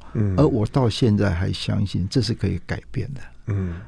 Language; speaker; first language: Chinese; native; Chinese